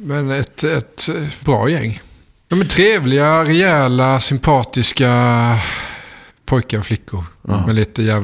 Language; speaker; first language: Swedish; native; Swedish